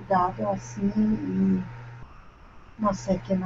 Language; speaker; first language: Spanish; non-native, learner; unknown